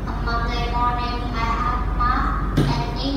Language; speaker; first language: English; non-native, learner; Vietnamese